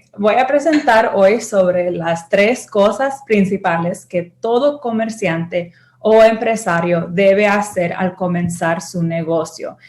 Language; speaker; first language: Spanish; early bilingual, heritage; Spanish